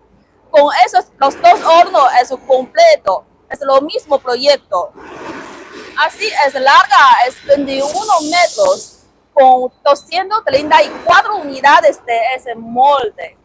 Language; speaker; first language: Spanish; non-native, learner; Chinese